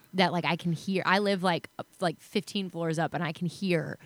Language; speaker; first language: English; native; English